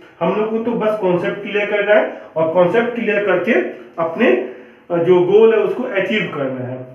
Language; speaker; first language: Hindi; native; Hindi